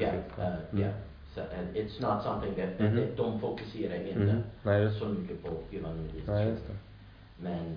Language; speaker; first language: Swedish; non-native, learner; English